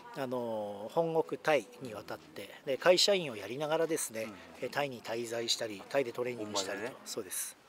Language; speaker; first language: Japanese; native; Japanese